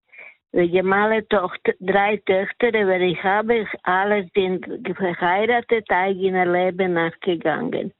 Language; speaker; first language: German; non-native, fluent; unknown